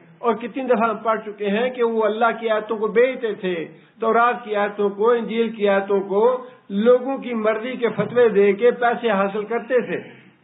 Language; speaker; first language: Urdu; non-native, local second language; Punjabi